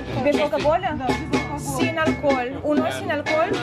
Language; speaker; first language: Spanish; non-native, fluent; Russian